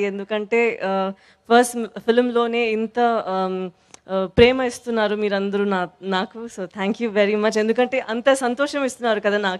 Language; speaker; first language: Telugu; non-native, learner; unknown